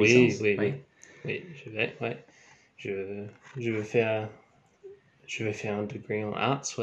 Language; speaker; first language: French; non-native, learner; English